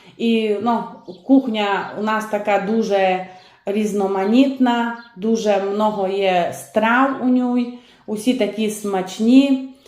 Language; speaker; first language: Ukrainian; native; Ukrainian